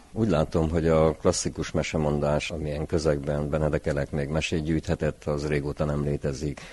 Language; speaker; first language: Hungarian; native; Hungarian